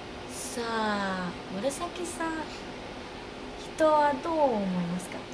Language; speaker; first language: Japanese; non-native, learner; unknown